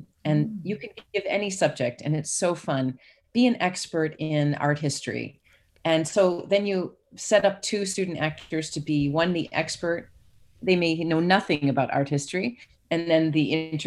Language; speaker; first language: English; native; English